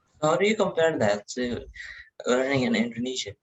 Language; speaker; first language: English; non-native, learner; Indonesian